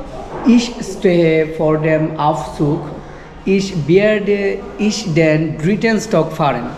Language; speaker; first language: German; non-native, learner; Bangla